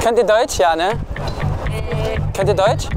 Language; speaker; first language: German; native; German